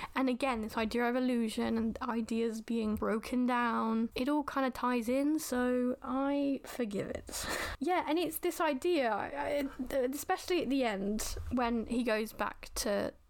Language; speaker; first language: English; native; English